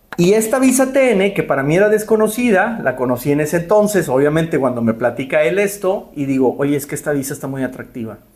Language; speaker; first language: Spanish; native; Spanish